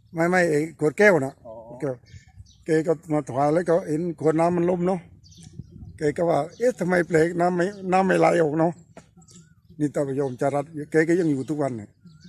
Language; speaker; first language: Thai; native; Thai